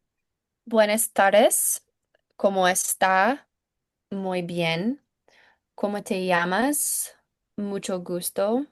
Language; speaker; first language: Spanish; non-native, learner; English